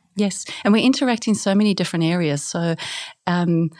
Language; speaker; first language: English; native; English